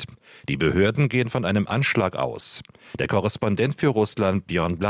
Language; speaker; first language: German; native; German